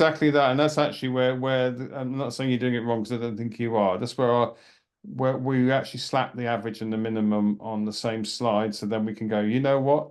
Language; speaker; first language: English; native; English